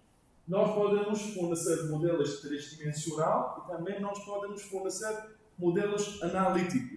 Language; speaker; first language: Portuguese; non-native, learner; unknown